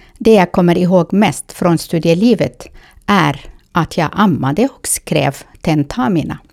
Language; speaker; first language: Swedish; non-native, fluent; Kurdish